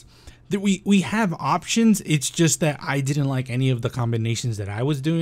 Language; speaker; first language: English; native; English